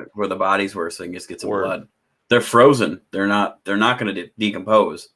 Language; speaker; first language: English; native; English